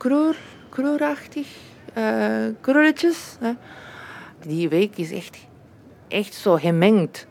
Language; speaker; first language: Dutch; non-native, learner; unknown